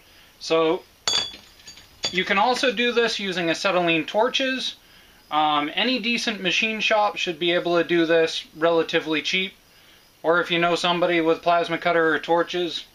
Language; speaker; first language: English; native; English